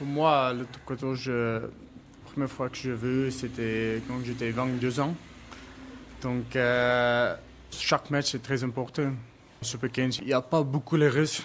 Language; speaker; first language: French; non-native, learner; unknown